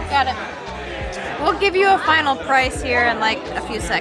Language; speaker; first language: English; native; English